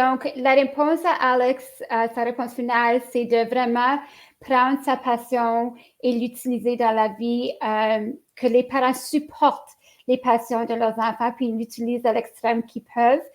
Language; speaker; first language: French; native; French